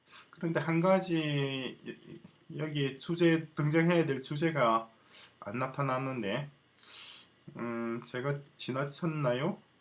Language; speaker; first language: Korean; native; Korean